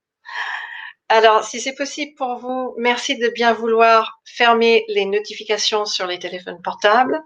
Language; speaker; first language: French; non-native, fluent; English